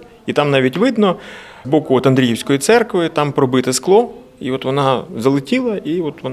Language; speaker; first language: Ukrainian; native; Ukrainian